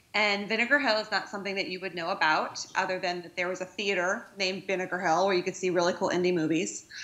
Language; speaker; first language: English; native; English